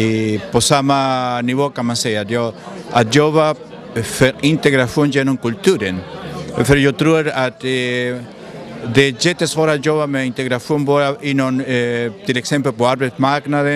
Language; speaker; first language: Swedish; non-native, fluent; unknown